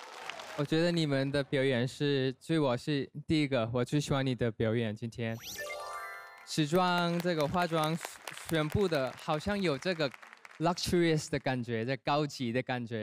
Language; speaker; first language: Chinese; non-native, learner; Thai